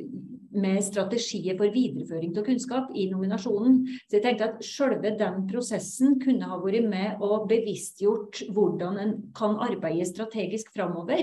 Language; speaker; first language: Norwegian; native; Norwegian